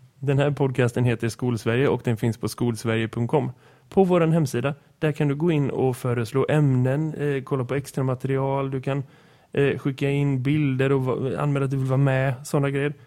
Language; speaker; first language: Swedish; native; Swedish